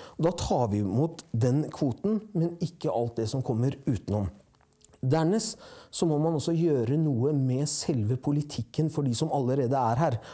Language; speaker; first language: Norwegian; early bilingual, other home language; Persian